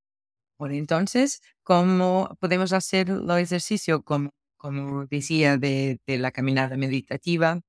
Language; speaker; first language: Spanish; non-native, fluent; Portuguese